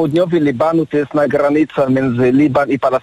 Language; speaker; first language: Polish; non-native, learner; Arabic